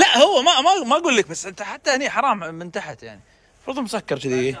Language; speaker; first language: Arabic; native; Arabic